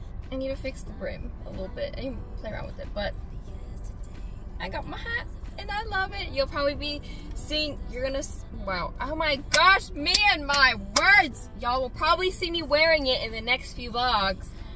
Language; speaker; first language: English; native; English